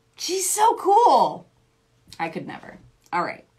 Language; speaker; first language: English; native; English